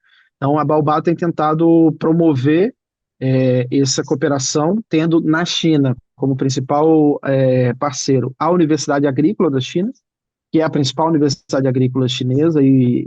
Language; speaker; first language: Portuguese; native; Portuguese